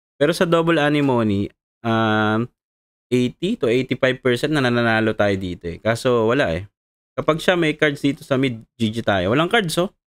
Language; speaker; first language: Filipino; native; Filipino